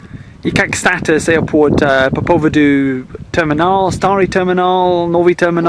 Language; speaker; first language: Russian; non-native, learner; English